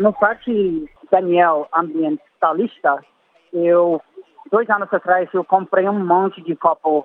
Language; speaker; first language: Portuguese; non-native, fluent; English